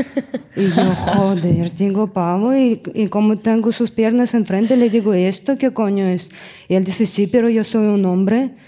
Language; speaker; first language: Spanish; non-native, fluent; Russian